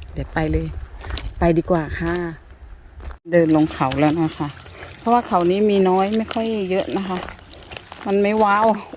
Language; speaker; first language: Thai; native; Thai